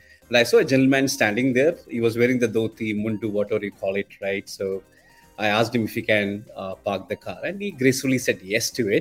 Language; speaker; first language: English; non-native, local second language; Malayalam